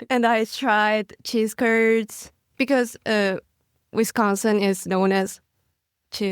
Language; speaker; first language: English; non-native, learner; Mongolian